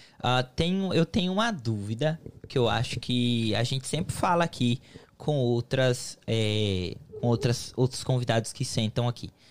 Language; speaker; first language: Portuguese; native; Portuguese